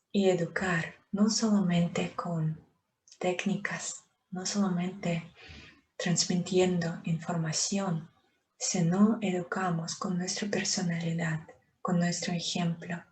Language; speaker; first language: Spanish; non-native, fluent; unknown